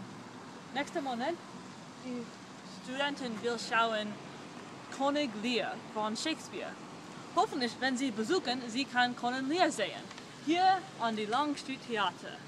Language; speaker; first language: German; non-native, learner; English